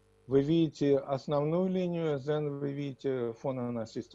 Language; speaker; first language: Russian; native; Russian